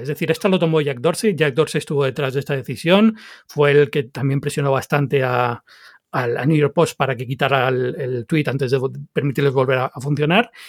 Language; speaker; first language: Spanish; native; Spanish